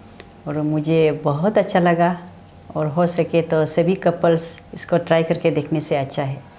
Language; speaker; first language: Hindi; non-native, local second language; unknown